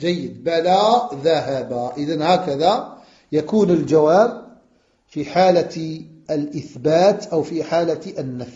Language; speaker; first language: Arabic; non-native, fluent; French